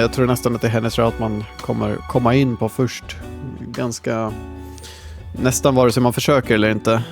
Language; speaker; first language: Swedish; native; Swedish